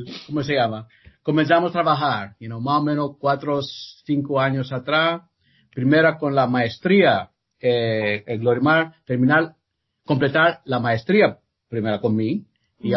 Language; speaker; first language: Spanish; non-native, learner; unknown